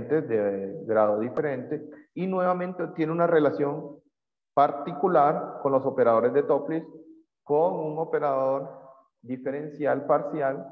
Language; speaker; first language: Spanish; native; Spanish